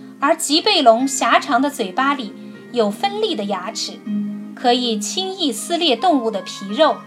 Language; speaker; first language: Chinese; native; Chinese